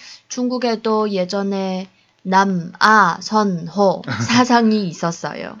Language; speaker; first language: Korean; non-native, fluent; Chinese